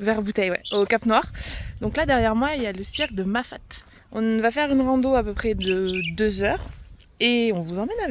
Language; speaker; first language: French; native; French